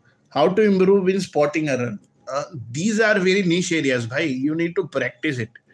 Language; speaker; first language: English; non-native, local second language; Bangla